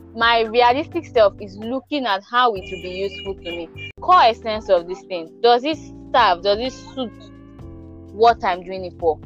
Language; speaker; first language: English; non-native, local second language; Yoruba